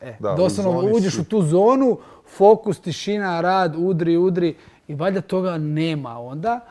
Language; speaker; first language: Croatian; native; Croatian